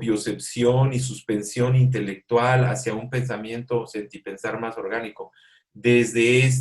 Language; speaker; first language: Spanish; native; Spanish